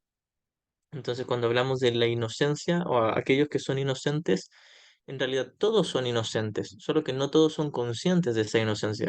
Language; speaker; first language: Spanish; native; Spanish